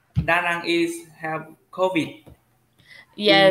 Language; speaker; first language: English; non-native, learner; Vietnamese